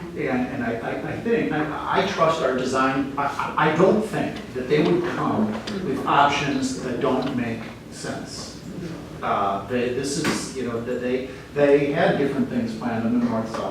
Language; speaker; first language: English; native; English